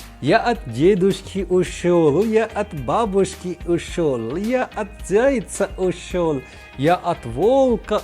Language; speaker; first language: Russian; non-native, fluent; Hindi